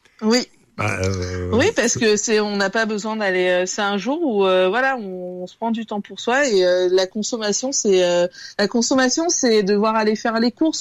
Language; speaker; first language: French; native; French